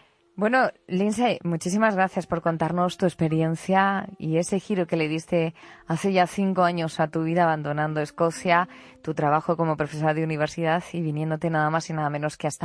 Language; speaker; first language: Spanish; native; Spanish